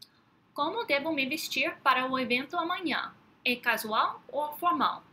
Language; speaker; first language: Portuguese; non-native, fluent; English